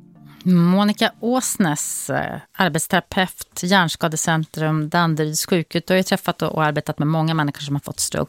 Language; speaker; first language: Swedish; native; Swedish